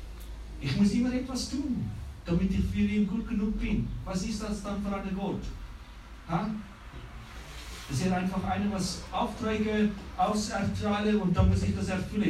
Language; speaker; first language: German; non-native, learner; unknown